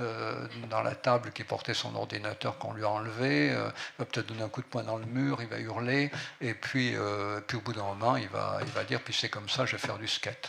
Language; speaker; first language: French; native; French